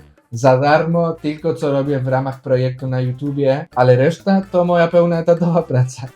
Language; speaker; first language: Polish; non-native, fluent; Spanish